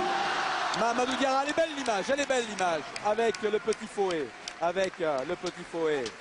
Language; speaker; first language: French; native; French